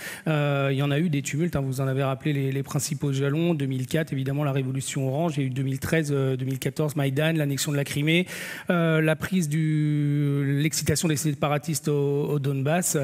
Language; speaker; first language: French; native; French